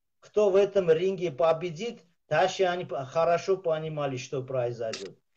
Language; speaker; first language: Russian; non-native, local second language; Armenian